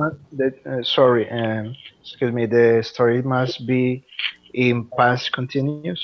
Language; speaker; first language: English; non-native, learner; Spanish